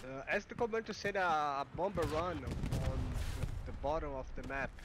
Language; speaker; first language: English; non-native, fluent; Portuguese